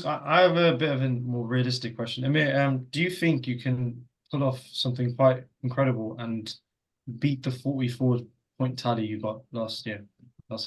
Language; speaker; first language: English; native; English